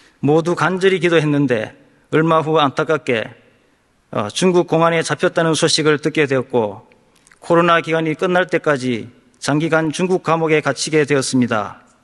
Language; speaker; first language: Korean; native; Korean